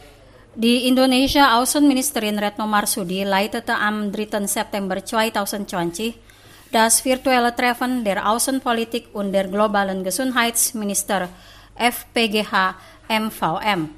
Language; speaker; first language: German; non-native, fluent; Indonesian